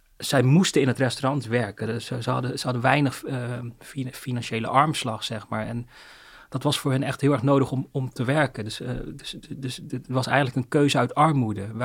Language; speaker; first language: Dutch; early bilingual, other home language; Cantonese